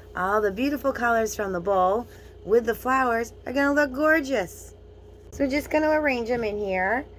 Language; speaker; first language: English; native; English